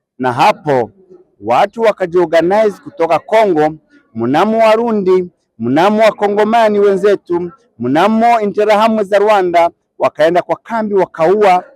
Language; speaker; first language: Swahili; non-native, local second language; Kinyarwanda